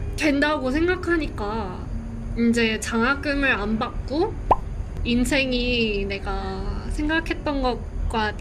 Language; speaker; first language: Korean; non-native, fluent; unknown